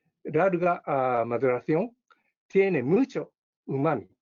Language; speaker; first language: Spanish; non-native, learner; Japanese